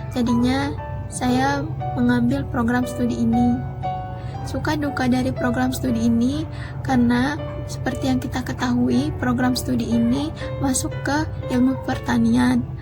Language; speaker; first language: Indonesian; non-native, local second language; Sasak